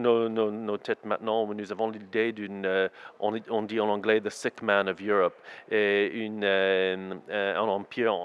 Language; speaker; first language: French; non-native, learner; English